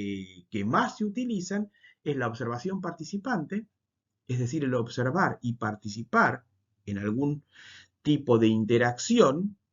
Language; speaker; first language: Spanish; native; Spanish